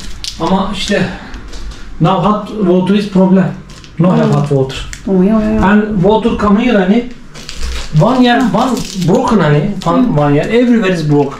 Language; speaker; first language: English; non-native, learner; Turkish